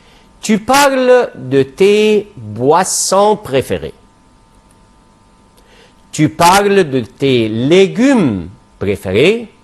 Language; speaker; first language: French; non-native, fluent; Arabic